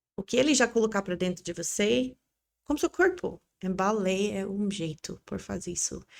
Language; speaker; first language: Portuguese; non-native, learner; English